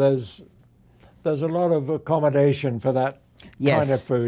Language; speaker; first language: English; native; English